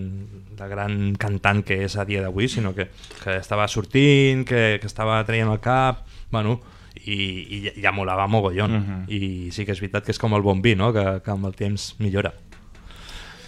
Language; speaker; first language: Catalan; native; Catalan